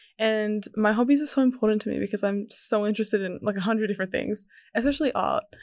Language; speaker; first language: English; early bilingual, other home language; Serbian